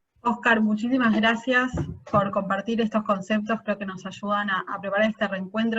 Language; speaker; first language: Spanish; native; Spanish